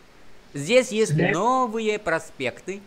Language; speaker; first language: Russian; non-native, fluent; Vietnamese